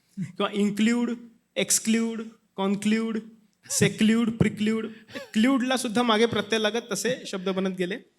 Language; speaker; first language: Marathi; native; Marathi